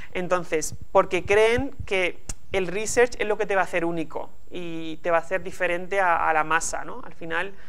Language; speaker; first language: Spanish; native; Spanish